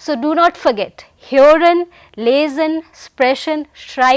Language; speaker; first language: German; non-native, fluent; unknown